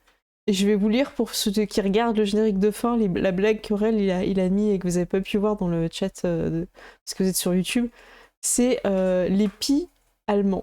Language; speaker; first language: French; native; French